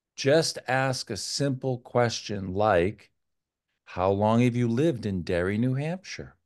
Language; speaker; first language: English; native; English